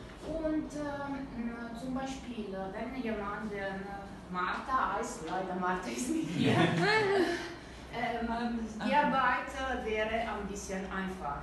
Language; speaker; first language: German; non-native, learner; Italian